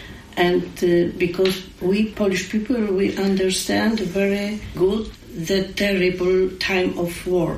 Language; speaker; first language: English; non-native, learner; Polish